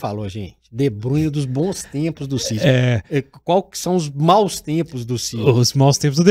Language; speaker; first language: Portuguese; native; Portuguese